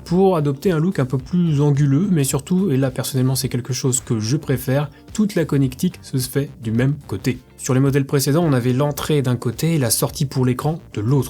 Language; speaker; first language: French; native; French